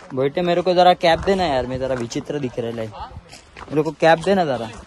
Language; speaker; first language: Hindi; non-native, local second language; Marathi